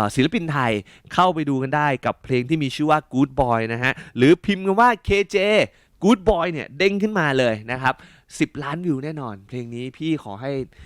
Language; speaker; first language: Thai; native; Thai